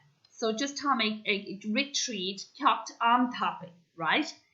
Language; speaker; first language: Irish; non-native, local second language; English